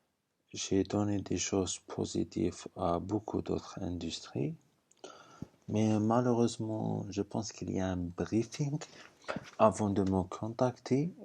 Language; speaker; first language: French; non-native, fluent; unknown